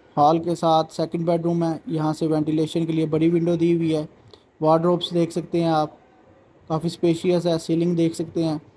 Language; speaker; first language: Urdu; non-native, local second language; Punjabi